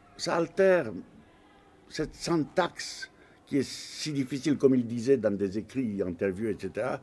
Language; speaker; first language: French; non-native, fluent; Romanian